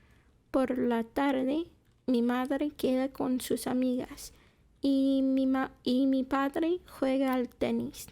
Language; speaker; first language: Spanish; non-native, fluent; English